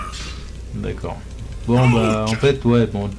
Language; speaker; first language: French; native; French